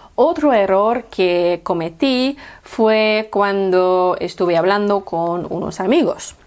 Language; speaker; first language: Spanish; non-native, fluent; English